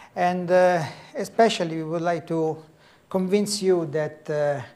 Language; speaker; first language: English; non-native, fluent; Italian